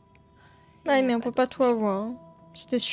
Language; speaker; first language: French; native; French